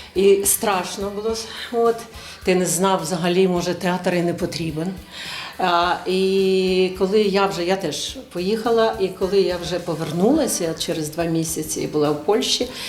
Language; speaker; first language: Ukrainian; native; Ukrainian